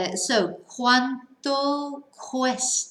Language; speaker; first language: Spanish; non-native, fluent; English